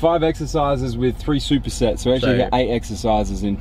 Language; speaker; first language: English; native; English